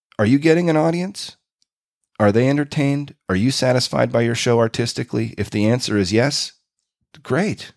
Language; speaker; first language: English; native; English